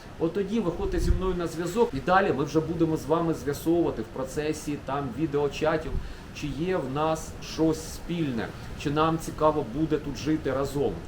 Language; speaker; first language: Ukrainian; non-native, local second language; Russian